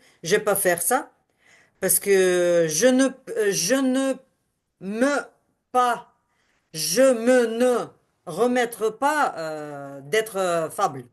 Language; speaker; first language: French; non-native, learner; Ukrainian